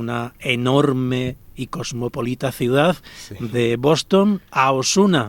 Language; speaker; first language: Spanish; native; Spanish